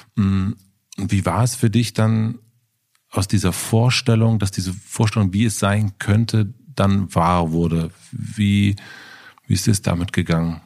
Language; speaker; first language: German; native; German